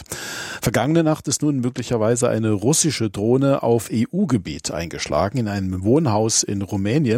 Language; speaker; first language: German; native; German